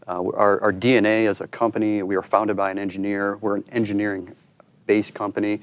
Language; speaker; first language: English; native; English